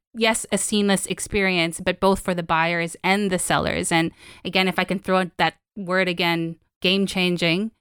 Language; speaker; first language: English; non-native, local second language; Filipino